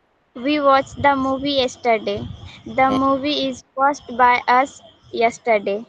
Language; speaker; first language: English; non-native, learner; Hindi